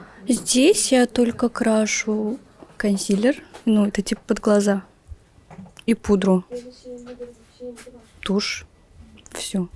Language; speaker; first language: Russian; non-native, local second language; Turkmen